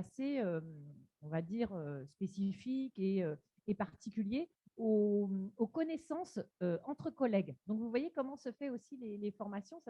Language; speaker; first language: French; native; French